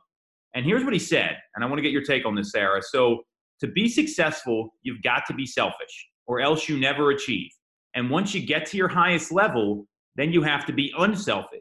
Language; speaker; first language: English; native; English